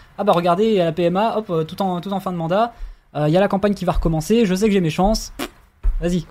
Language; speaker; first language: French; native; French